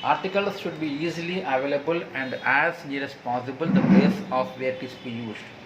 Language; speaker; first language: English; non-native, local second language; Telugu